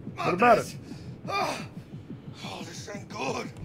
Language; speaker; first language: English; native; English